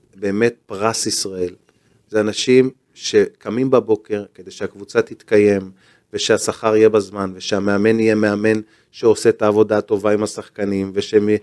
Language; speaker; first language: Hebrew; native; Hebrew